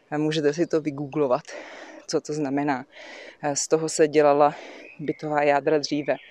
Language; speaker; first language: Czech; native; Czech